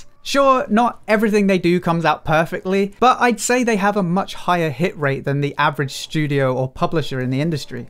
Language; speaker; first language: English; native; English